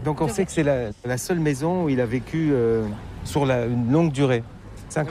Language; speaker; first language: French; native; French